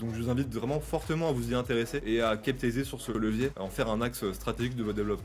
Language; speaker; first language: French; native; French